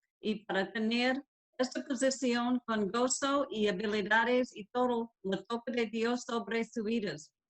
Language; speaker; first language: Spanish; non-native, learner; English